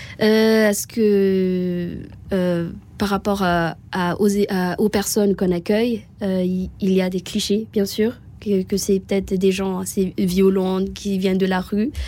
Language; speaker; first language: French; non-native, local second language; Malagasy